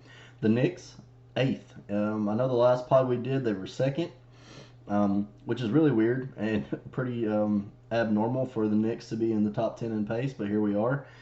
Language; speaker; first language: English; native; English